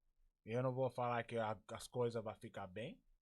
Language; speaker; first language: Portuguese; non-native, learner; English